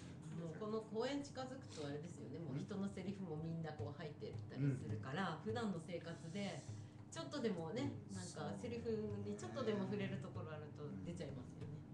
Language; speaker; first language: Japanese; native; Japanese